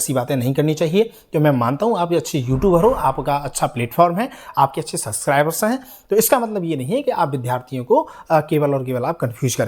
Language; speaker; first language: Hindi; native; Hindi